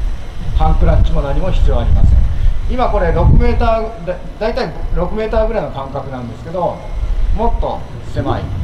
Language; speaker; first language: Japanese; native; Japanese